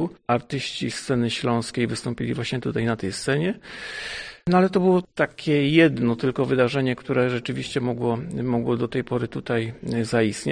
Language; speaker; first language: Polish; native; Polish